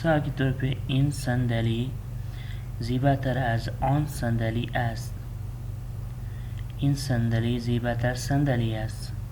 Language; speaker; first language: Persian; non-native, fluent; Urdu